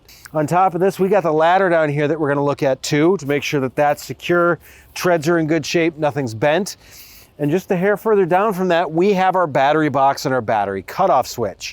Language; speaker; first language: English; native; English